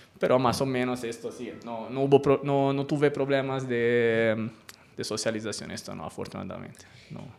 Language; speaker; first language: Spanish; non-native, fluent; Italian